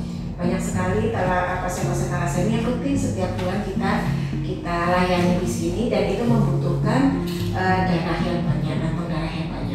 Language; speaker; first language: Indonesian; native; Indonesian